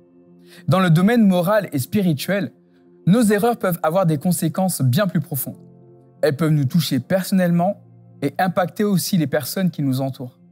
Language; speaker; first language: French; native; French